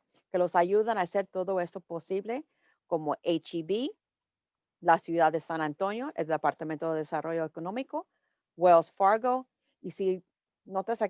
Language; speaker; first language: Spanish; early bilingual, heritage; English